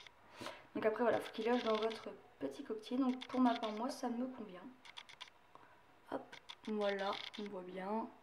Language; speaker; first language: French; native; French